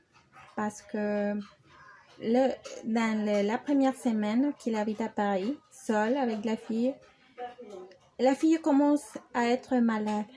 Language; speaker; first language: French; non-native, learner; Spanish